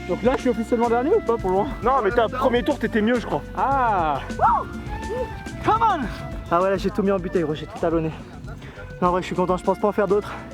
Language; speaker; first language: French; native; French